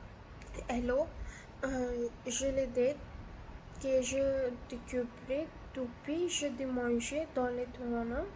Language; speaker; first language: French; non-native, learner; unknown